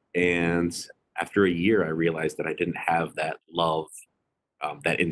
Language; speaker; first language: English; native; English